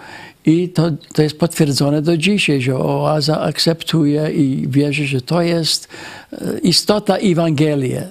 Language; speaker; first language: Polish; non-native, fluent; English